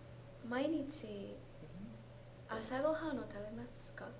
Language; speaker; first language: Japanese; non-native, learner; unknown